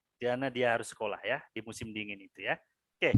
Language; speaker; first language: Indonesian; native; Indonesian